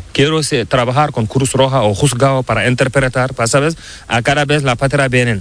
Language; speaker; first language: Spanish; non-native, learner; Fula